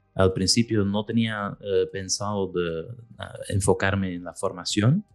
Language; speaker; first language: Spanish; non-native, fluent; Dutch